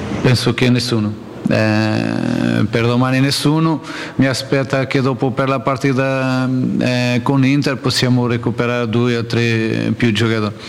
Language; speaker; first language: Italian; non-native, learner; Portuguese